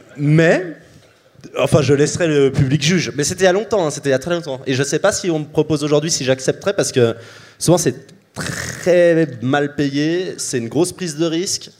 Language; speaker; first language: French; native; French